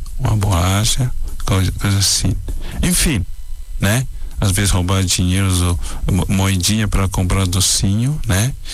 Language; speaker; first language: Portuguese; non-native, fluent; Chinese